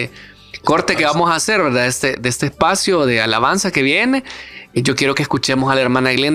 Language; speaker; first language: Spanish; native; Spanish